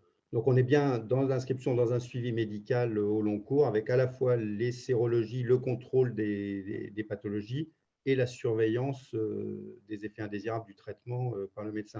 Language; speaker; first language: French; native; French